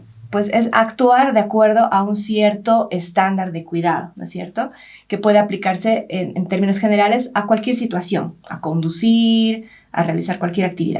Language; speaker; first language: Spanish; native; Spanish